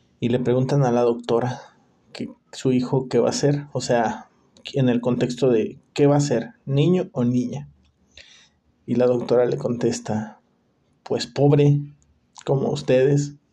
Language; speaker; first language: Spanish; native; Spanish